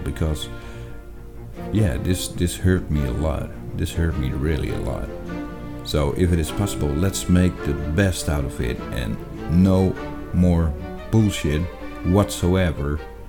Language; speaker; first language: English; non-native, fluent; Dutch